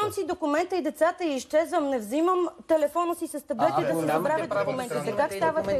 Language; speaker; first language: Bulgarian; native; Bulgarian